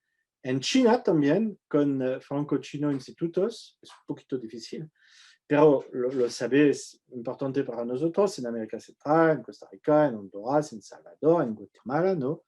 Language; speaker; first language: Spanish; non-native, fluent; French